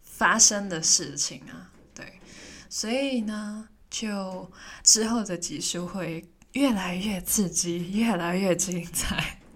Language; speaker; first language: Chinese; non-native, local second language; Cantonese